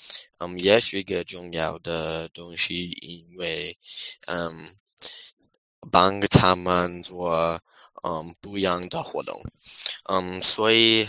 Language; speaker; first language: Chinese; non-native, learner; English